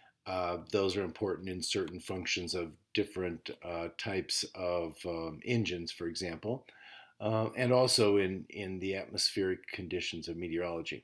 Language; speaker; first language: English; native; English